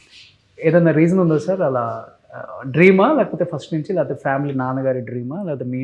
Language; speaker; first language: Telugu; native; Telugu